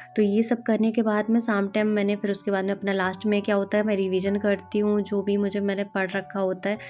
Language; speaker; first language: Hindi; native; Hindi